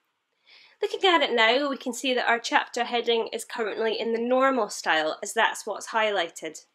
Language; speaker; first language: English; native; English